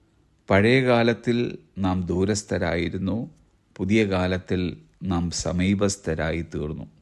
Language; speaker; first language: Malayalam; native; Malayalam